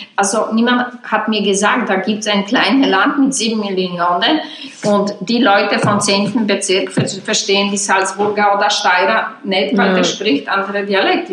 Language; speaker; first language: German; non-native, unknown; Polish